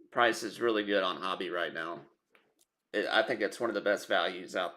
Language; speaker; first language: English; native; English